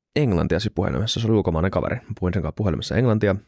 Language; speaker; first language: Finnish; native; Finnish